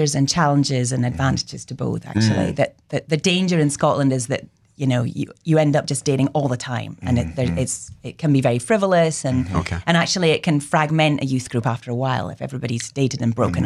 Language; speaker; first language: English; native; English